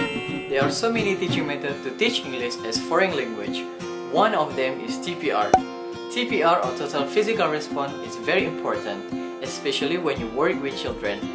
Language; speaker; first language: English; non-native, learner; Indonesian